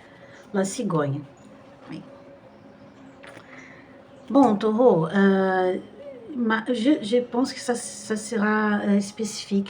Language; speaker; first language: French; non-native, fluent; Portuguese